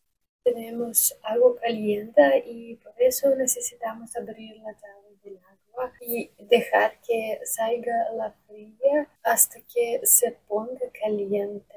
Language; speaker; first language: Spanish; non-native, fluent; Russian